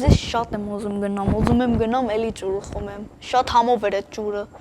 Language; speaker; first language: Armenian; early bilingual, heritage; Armenian